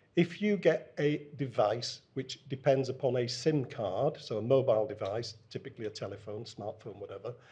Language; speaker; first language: English; native; English